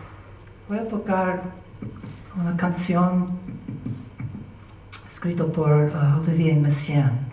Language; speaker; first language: Spanish; non-native, learner; English